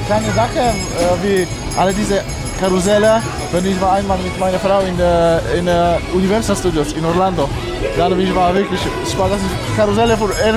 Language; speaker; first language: German; non-native, learner; Polish